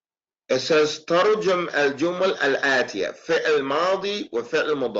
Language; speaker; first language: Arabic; non-native, fluent; English